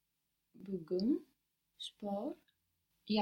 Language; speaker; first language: Turkish; non-native, learner; English